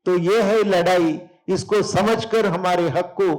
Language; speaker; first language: Hindi; non-native, local second language; Telugu